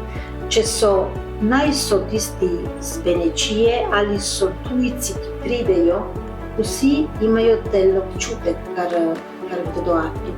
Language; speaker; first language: Slovenian; early bilingual, heritage; Slovenian